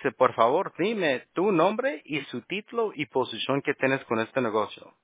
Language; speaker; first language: Spanish; early bilingual, heritage; Spanish